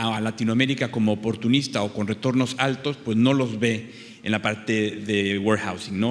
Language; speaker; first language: Spanish; native; Spanish